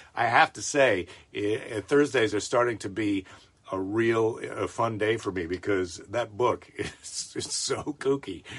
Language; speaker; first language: English; native; English